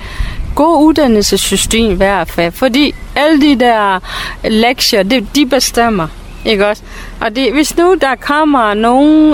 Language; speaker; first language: Danish; non-native, fluent; Burmese